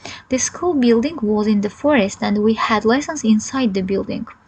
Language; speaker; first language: English; non-native, fluent; Azerbaijani